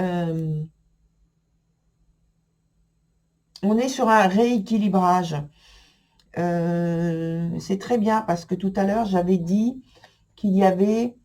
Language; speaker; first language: French; native; French